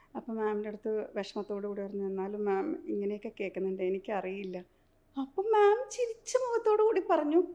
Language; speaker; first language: Malayalam; early bilingual, heritage; Malayalam